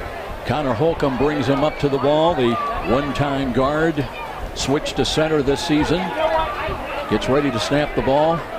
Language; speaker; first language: English; native; English